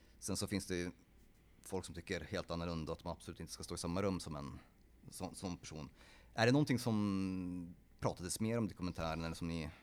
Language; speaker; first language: Swedish; early bilingual, other home language; Polish